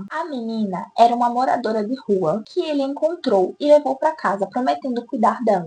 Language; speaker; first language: Portuguese; native; Portuguese